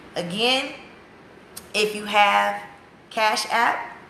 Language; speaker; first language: English; native; English